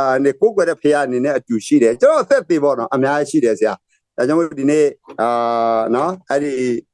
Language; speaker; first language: Burmese; non-native, local second language; S'gaw Karen